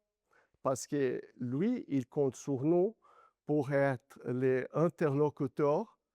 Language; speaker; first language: French; non-native, learner; Portuguese